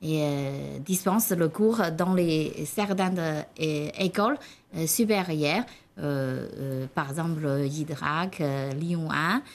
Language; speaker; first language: French; non-native, learner; Chinese